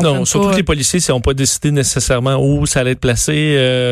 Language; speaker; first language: French; native; French